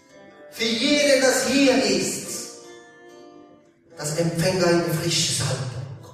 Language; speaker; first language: German; non-native, learner; Italian